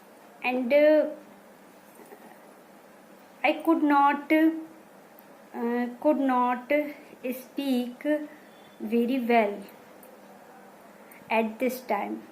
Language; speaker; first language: English; non-native, learner; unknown